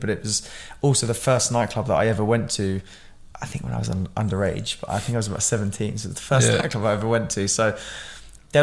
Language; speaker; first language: English; native; English